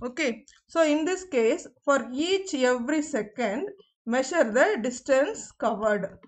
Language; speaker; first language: English; non-native, local second language; Tamil